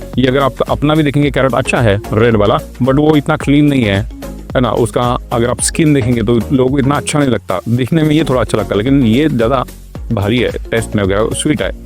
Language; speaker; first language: Hindi; non-native, local second language; Marathi